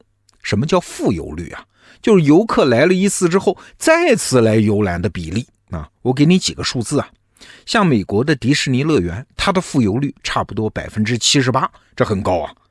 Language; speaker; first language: Chinese; native; Chinese